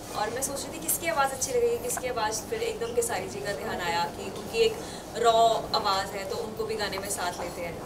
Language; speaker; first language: Hindi; non-native, local second language; Punjabi